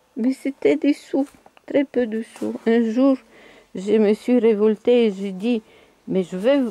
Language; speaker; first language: French; non-native, fluent; Bulgarian